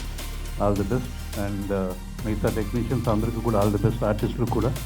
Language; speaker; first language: Telugu; native; Telugu